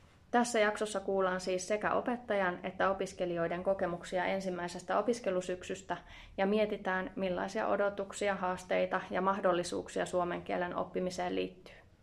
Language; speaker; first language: Finnish; native; Finnish